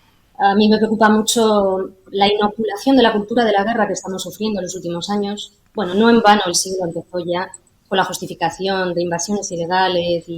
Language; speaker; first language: Spanish; native; Spanish